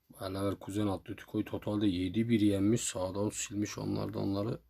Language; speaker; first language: Turkish; native; Turkish